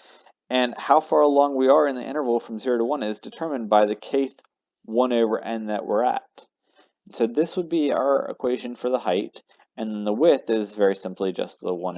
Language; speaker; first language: English; native; English